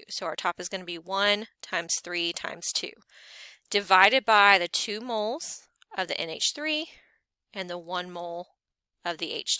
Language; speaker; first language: English; native; English